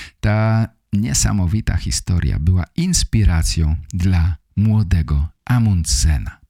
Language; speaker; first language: Polish; native; Polish